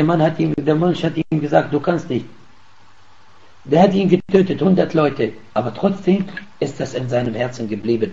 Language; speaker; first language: German; non-native, fluent; Arabic